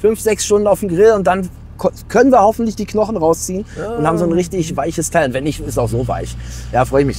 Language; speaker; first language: German; native; German